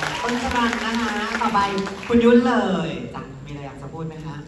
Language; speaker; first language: Thai; native; Thai